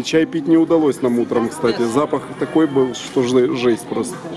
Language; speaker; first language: Russian; native; Russian